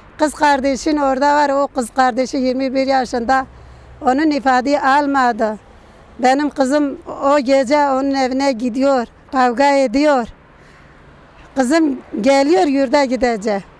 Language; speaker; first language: Turkish; non-native, local second language; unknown